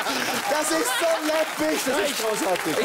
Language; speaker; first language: German; native; German